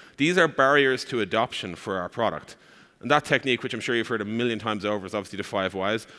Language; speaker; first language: English; native; English